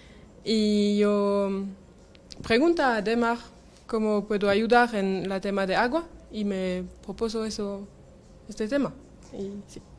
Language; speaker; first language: Spanish; non-native, learner; French